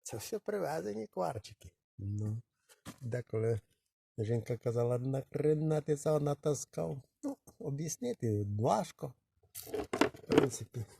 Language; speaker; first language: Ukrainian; non-native, local second language; Russian